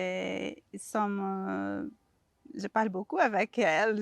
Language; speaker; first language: French; non-native, learner; Portuguese